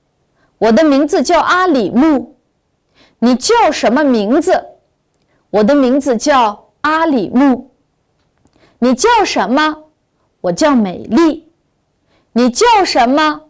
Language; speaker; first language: Chinese; non-native, local second language; Uyghur